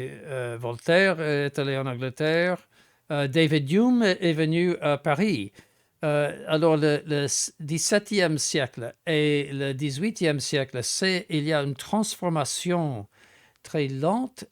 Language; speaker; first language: French; non-native, fluent; English